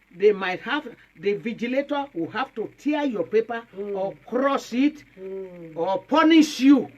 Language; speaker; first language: English; non-native, local second language; Yoruba